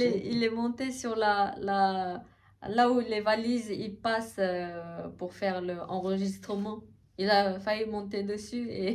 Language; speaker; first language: French; non-native, fluent; Tibetan